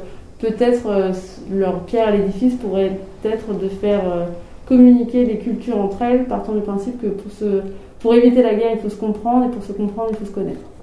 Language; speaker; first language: French; native; French